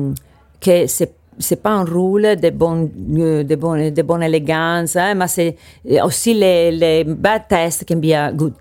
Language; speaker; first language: French; non-native, learner; Italian